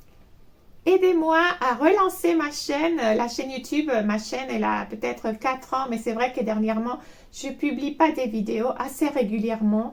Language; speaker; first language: French; non-native, fluent; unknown